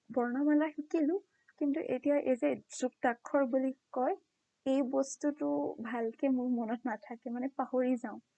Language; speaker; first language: Assamese; non-native, fluent; Konkani